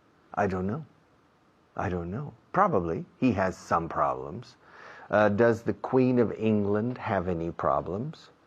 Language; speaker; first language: English; non-native, fluent; Spanish